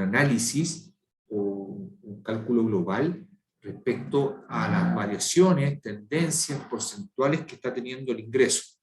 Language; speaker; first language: Spanish; native; Spanish